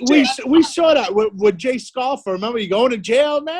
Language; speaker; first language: English; native; English